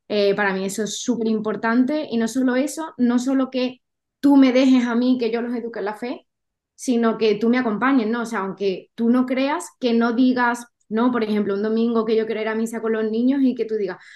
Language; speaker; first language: Spanish; native; Spanish